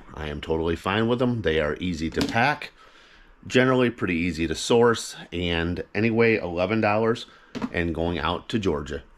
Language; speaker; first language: English; native; English